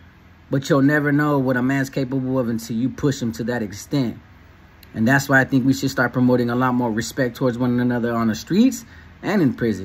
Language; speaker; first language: English; native; English